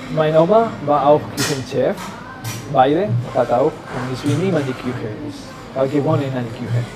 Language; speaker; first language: German; non-native, learner; Spanish